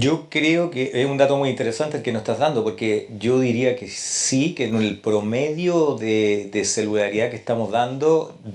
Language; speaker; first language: Spanish; native; Spanish